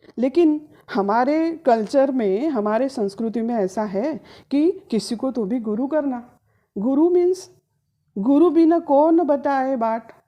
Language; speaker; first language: Hindi; non-native, local second language; Marathi